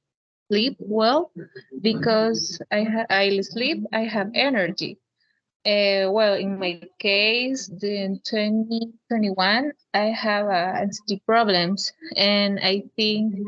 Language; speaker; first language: English; non-native, learner; Spanish